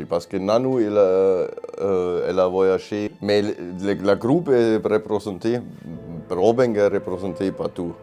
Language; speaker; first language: French; non-native, learner; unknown